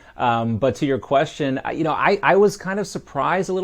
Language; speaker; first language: English; native; English